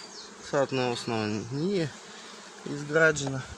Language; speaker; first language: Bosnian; non-native, learner; Russian